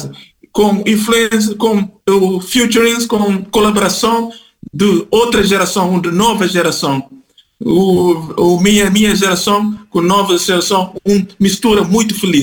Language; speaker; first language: Portuguese; non-native, fluent; Kabuverdianu